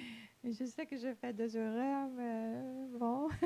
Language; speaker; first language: French; non-native, fluent; Portuguese